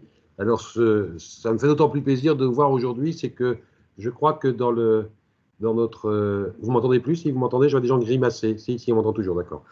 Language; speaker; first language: French; native; French